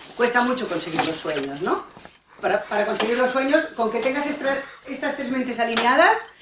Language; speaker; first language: Spanish; non-native, local second language; Catalan